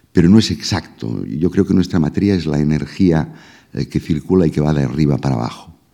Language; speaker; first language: Spanish; native; Spanish